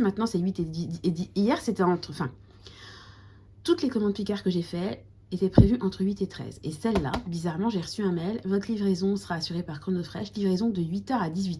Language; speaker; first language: French; native; French